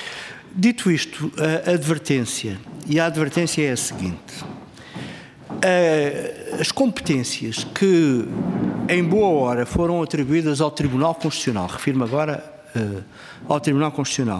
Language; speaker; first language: Portuguese; native; Portuguese